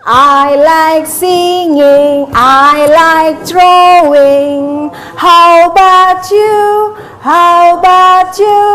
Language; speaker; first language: English; non-native, learner; Indonesian